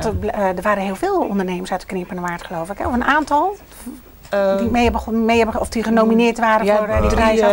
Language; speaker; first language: Dutch; native; Dutch